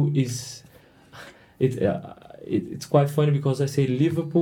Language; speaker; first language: English; non-native, fluent; Portuguese